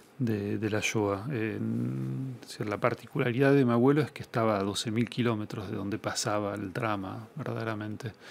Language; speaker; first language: Spanish; native; Spanish